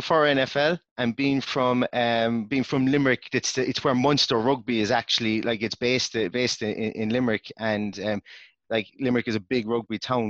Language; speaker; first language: English; native; English